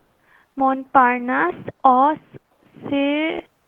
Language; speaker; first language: French; non-native, learner; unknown